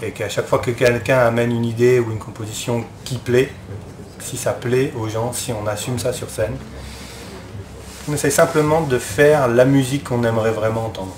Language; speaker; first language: French; native; French